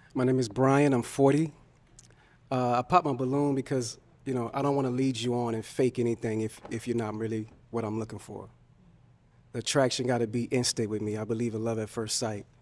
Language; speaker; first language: English; native; English